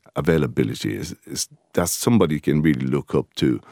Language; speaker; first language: English; non-native, fluent; Italian